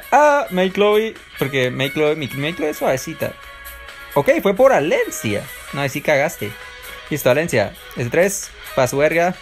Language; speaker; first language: Spanish; native; Spanish